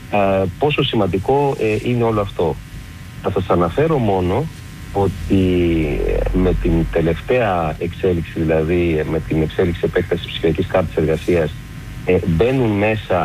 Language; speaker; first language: Greek; native; Greek